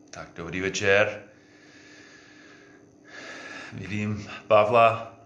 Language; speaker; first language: Czech; non-native, fluent; English